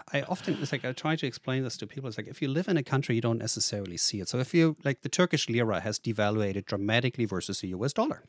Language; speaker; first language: English; non-native, fluent; German